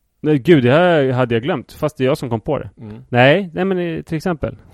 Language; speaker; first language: Swedish; native; Swedish